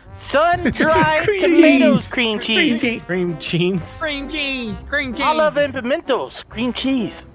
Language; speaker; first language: English; native; English